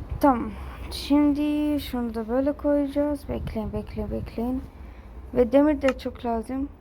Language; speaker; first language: Turkish; early bilingual, other home language; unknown